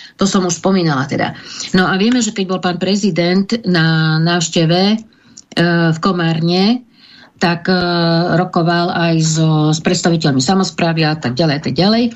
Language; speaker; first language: Slovak; native; Slovak